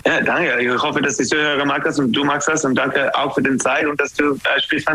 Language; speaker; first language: German; non-native, learner; English